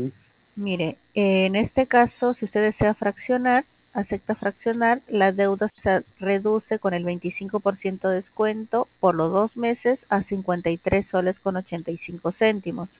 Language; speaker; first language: Spanish; native; Spanish